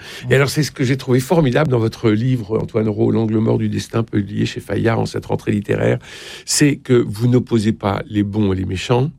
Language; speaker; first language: French; native; French